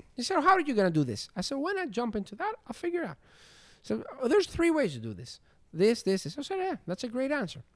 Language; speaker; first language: English; non-native, fluent; Greek